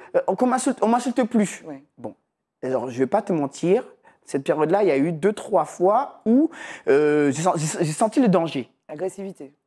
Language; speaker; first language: French; native; French